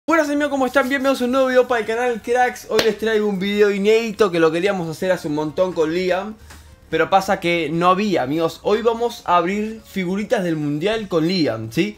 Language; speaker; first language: Spanish; native; Spanish